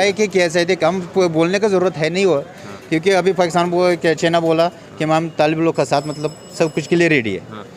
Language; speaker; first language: Hindi; non-native, learner; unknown